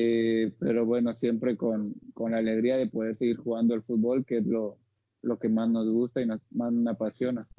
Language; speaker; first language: Spanish; native; Spanish